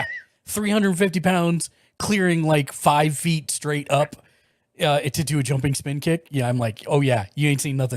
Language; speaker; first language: English; native; English